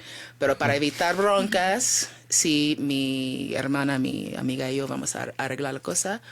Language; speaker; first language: Spanish; early bilingual, heritage; Spanish